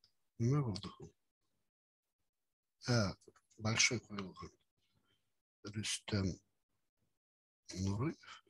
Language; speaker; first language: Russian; non-native, local second language; Bashkir